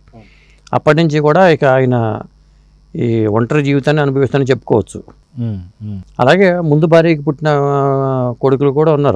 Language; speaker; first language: Telugu; native; Telugu